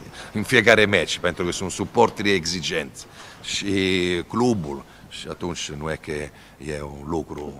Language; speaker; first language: Romanian; non-native, fluent; Italian